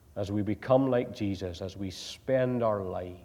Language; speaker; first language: English; native; English